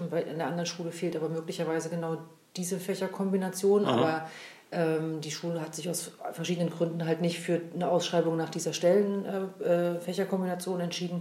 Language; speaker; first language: German; native; German